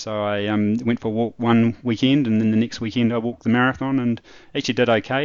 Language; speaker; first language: English; native; English